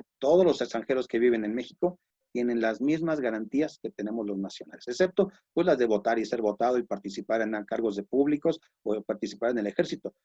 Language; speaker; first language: Spanish; native; Spanish